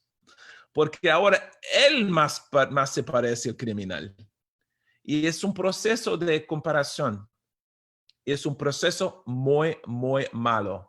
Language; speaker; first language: Spanish; non-native, fluent; English